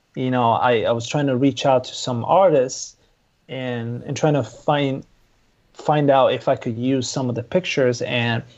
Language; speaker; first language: English; non-native, fluent; Italian